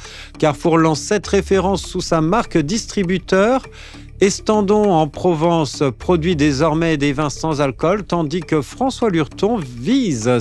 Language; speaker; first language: French; native; French